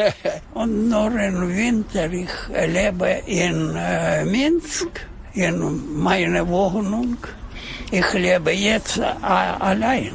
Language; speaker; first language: German; non-native, learner; Russian